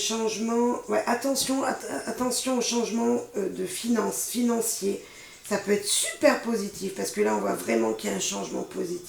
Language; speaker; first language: French; native; French